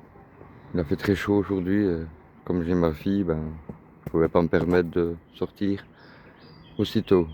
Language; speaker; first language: French; native; French